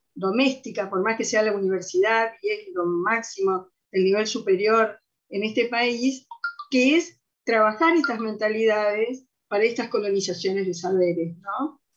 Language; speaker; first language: Spanish; native; Spanish